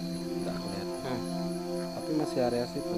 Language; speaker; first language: Indonesian; native; Indonesian